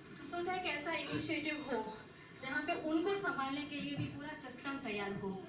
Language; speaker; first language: Hindi; non-native, local second language; Gujarati